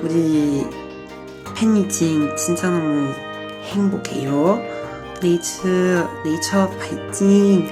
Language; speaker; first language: Korean; non-native, learner; French